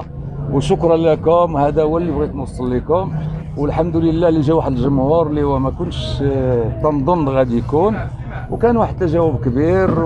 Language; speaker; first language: Arabic; native; Arabic